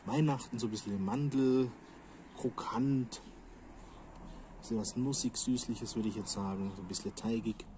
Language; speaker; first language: German; native; German